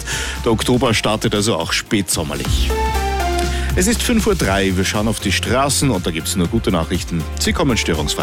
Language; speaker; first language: German; native; German